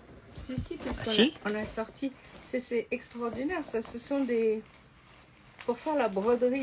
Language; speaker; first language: French; native; French